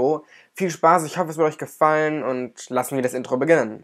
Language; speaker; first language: German; native; German